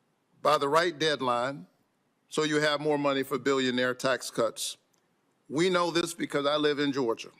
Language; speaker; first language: English; native; English